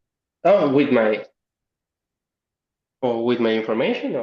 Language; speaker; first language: English; non-native, learner; Spanish